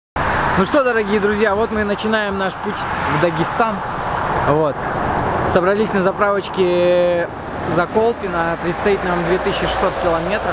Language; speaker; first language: Russian; native; Russian